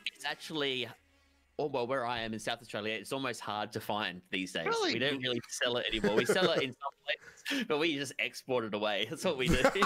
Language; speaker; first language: English; native; English